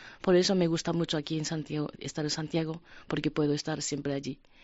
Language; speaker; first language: Spanish; non-native, fluent; Japanese